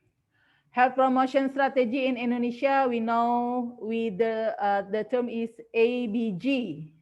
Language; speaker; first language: English; non-native, learner; Indonesian